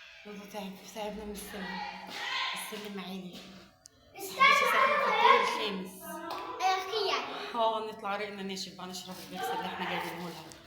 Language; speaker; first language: Arabic; native; Arabic